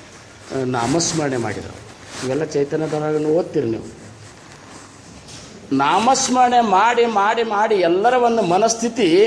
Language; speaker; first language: Kannada; native; Kannada